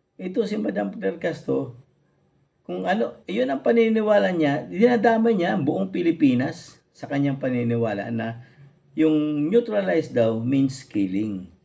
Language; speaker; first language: Filipino; native; Filipino